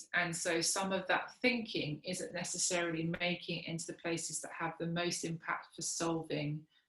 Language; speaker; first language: English; native; English